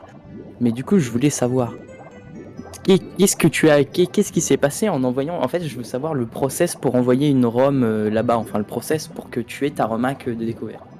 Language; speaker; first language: French; native; French